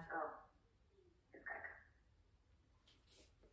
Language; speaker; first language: Dutch; native; Dutch